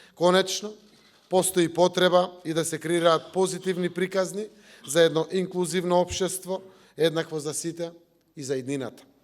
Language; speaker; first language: Macedonian; native; Macedonian